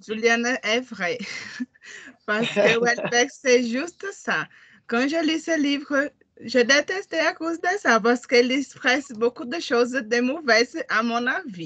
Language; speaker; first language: French; non-native, learner; Portuguese